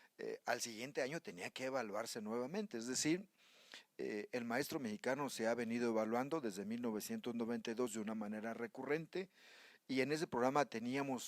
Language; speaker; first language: Spanish; native; Spanish